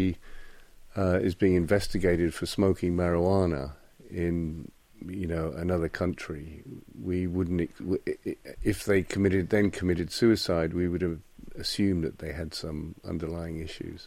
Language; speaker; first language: English; native; English